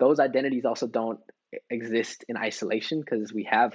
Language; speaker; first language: English; native; English